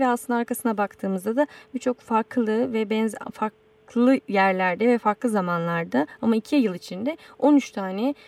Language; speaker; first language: Turkish; native; Turkish